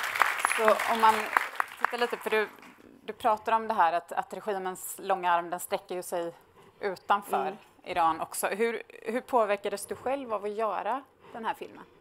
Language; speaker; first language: Swedish; native; Swedish